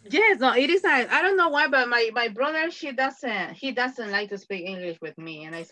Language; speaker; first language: English; non-native, fluent; Spanish